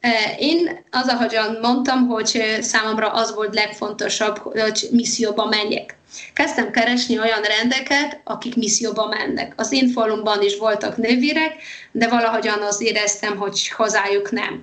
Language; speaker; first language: Hungarian; non-native, fluent; Polish